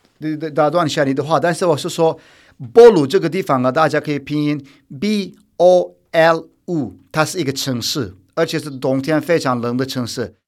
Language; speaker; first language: Chinese; non-native, fluent; Turkish